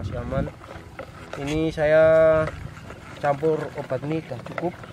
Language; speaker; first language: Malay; non-native, local second language; Javanese